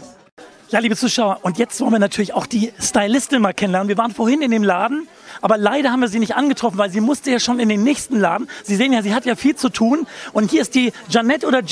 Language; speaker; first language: German; native; German